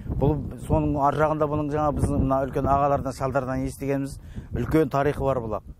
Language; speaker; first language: Kazakh; native; Kazakh